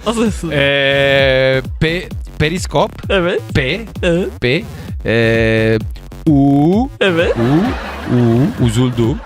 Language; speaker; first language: Turkish; non-native, learner; Italian